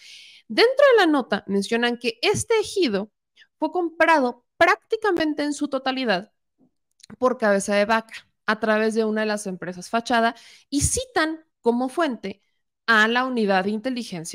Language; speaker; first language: Spanish; native; Spanish